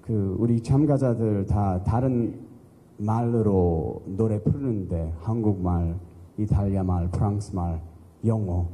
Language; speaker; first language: Korean; early bilingual, heritage; English